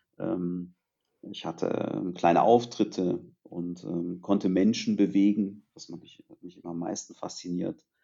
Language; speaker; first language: German; early bilingual, other home language; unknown